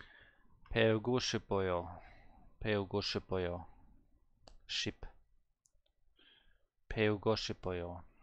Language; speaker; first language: Korean; non-native, learner; German